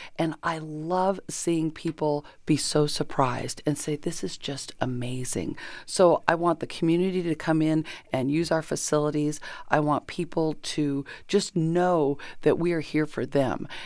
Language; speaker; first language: English; native; English